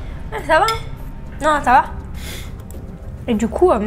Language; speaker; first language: French; native; French